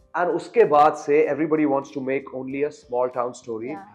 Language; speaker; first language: English; non-native, local second language; Hindi